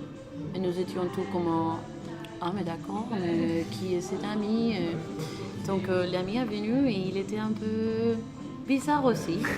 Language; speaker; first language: French; non-native, learner; Spanish